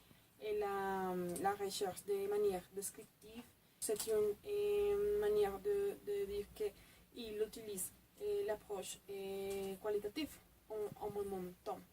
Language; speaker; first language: French; non-native, fluent; Spanish